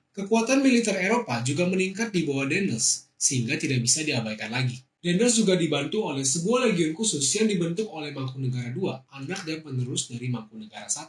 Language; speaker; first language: Indonesian; native; Indonesian